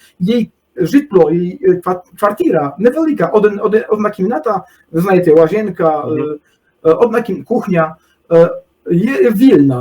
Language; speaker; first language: Polish; non-native, learner; Ukrainian